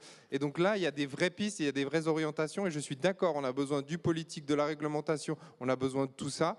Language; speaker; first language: French; native; French